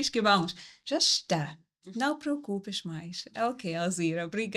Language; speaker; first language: Portuguese; non-native, learner; English